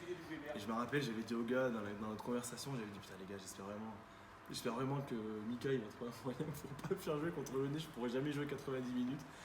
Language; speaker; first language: French; native; French